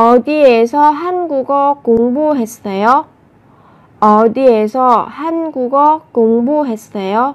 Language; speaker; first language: Korean; non-native, fluent; Vietnamese